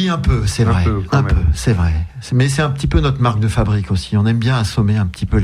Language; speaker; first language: French; native; French